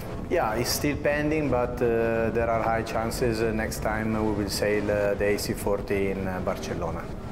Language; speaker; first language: English; non-native, fluent; Italian